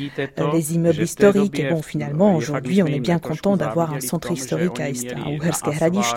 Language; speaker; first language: French; non-native, fluent; Czech